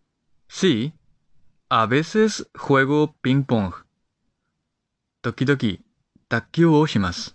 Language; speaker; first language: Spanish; non-native, fluent; Japanese